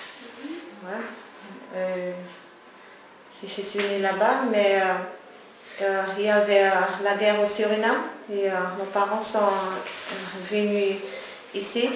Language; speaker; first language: French; early bilingual, other home language; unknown